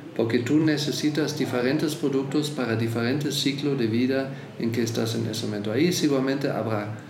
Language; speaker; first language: Spanish; non-native, fluent; German